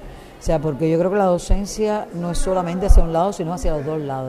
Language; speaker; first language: Spanish; native; Spanish